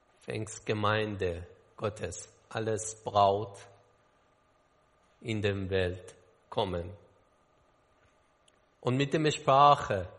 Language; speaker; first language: German; non-native, learner; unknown